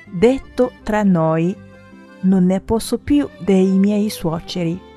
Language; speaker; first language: Italian; non-native, fluent; Chinese